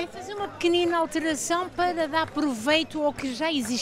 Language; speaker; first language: Portuguese; native; Portuguese